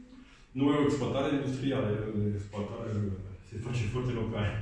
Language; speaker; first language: Romanian; non-native, learner; French